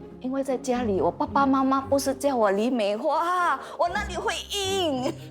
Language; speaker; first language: Chinese; native; Chinese